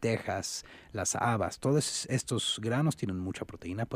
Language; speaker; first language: Spanish; native; Spanish